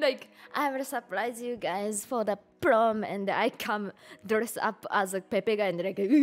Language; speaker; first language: English; non-native, fluent; Japanese